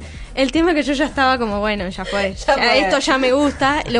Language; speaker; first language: Spanish; native; Spanish